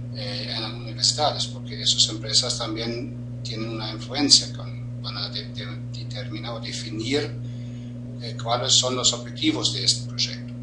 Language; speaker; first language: Spanish; non-native, fluent; German